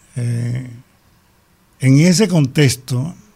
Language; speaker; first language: Spanish; native; Spanish